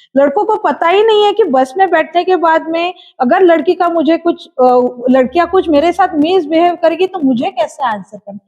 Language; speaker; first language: Hindi; non-native, local second language; Marathi